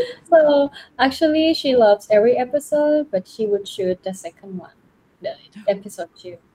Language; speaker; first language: English; non-native, fluent; Thai